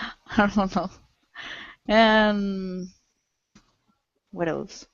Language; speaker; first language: English; non-native, learner; Spanish